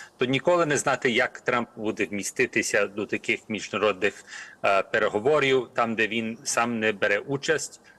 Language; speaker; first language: Ukrainian; early bilingual, heritage; Ukrainian